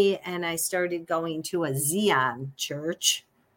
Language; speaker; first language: English; native; English